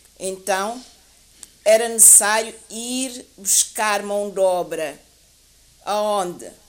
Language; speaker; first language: Portuguese; native; Portuguese